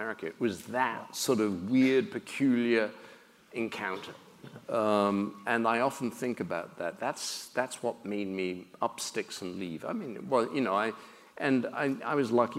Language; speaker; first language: English; native; English